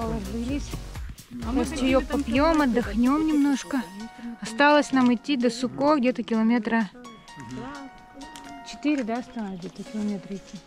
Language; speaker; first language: Russian; native; Russian